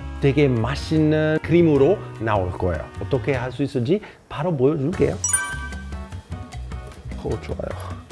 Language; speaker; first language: Korean; non-native, fluent; Italian